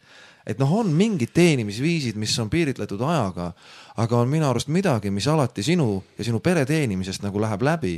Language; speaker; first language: Estonian; native; Estonian